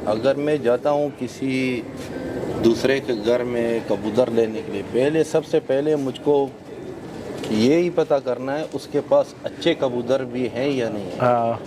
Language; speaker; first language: Hindi; non-native, learner; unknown